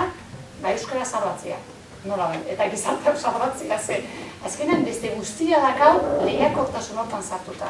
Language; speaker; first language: Basque; native; Basque